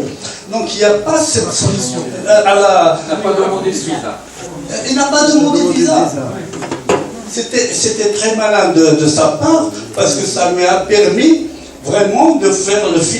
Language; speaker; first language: French; non-native, local second language; Arabic